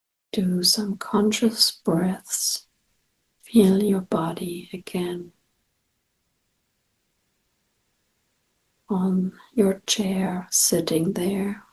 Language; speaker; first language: English; non-native, fluent; German